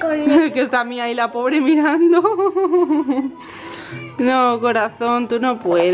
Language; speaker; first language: Spanish; native; Spanish